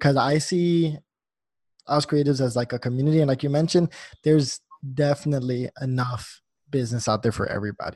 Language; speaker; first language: English; native; English